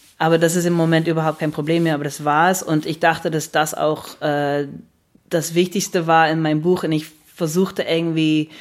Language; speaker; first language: German; non-native, fluent; Dutch